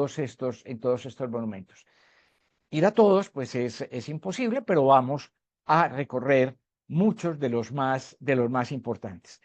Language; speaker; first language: Spanish; native; Spanish